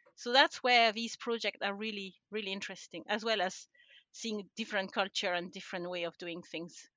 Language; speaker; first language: English; non-native, fluent; French